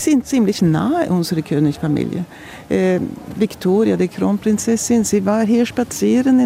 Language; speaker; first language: German; non-native, fluent; Swedish